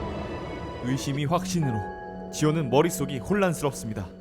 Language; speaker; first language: Korean; native; Korean